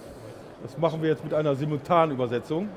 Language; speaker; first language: German; native; German